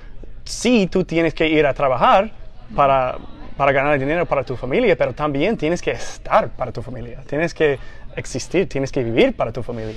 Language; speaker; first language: Spanish; non-native, fluent; English